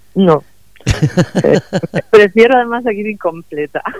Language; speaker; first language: Spanish; native; Spanish